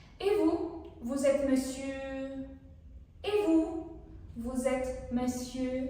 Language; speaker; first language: French; non-native, fluent; Ukrainian